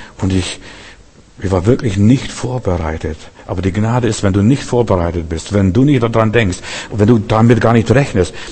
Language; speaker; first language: German; early bilingual, heritage; German